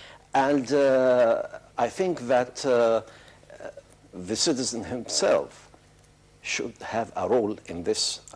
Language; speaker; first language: English; non-native, fluent; Arabic